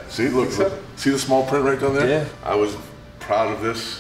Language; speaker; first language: English; native; English